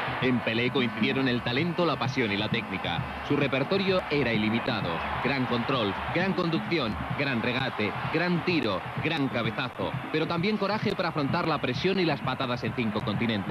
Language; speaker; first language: Spanish; native; Spanish